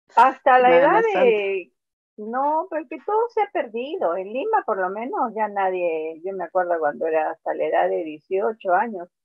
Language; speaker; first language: Spanish; native; Spanish